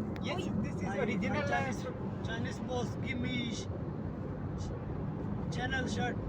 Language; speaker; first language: English; non-native, learner; Hiligaynon